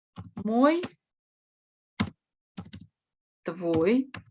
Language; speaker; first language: Russian; non-native, fluent; Spanish